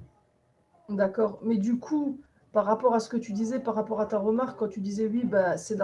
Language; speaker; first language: French; native; French